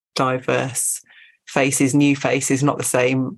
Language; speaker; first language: English; native; English